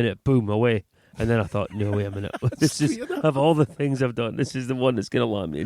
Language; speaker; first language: English; native; English